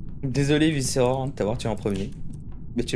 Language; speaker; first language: French; native; French